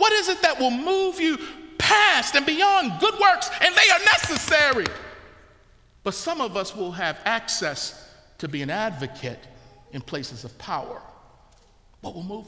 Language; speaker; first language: English; native; English